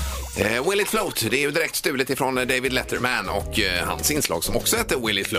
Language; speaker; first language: Swedish; native; Swedish